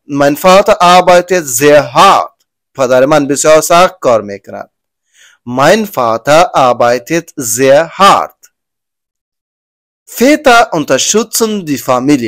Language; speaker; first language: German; non-native, learner; Persian